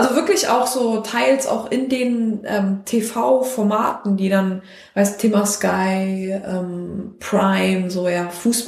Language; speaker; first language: German; native; German